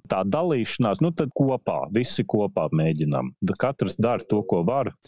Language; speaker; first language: Latvian; native; Latvian